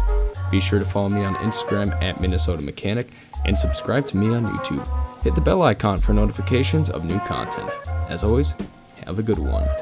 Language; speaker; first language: English; native; English